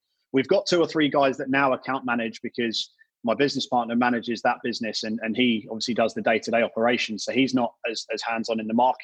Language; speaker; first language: English; native; English